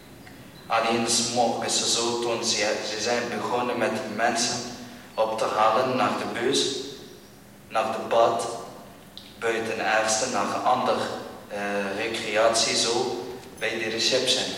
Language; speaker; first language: Dutch; non-native, learner; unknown